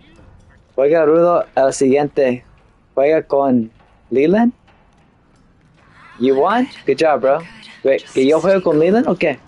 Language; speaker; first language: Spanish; non-native, learner; English